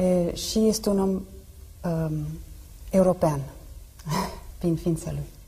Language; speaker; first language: Romanian; non-native, fluent; French